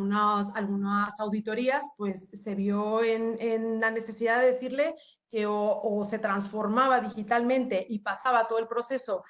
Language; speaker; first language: Spanish; native; Spanish